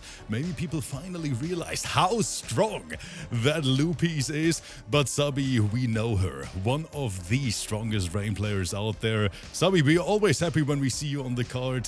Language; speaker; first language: English; native; English